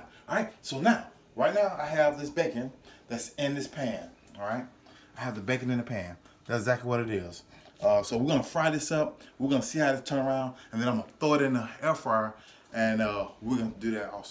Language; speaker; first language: English; native; English